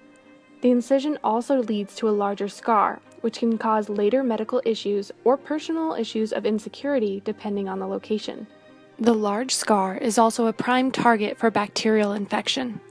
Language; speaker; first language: English; native; English